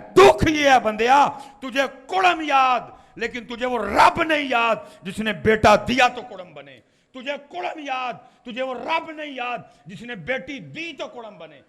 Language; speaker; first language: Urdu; non-native, local second language; Punjabi